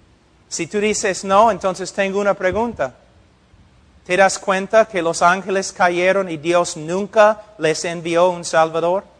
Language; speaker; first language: Spanish; non-native, fluent; English